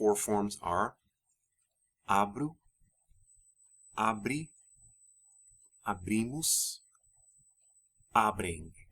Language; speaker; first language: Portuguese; non-native, fluent; English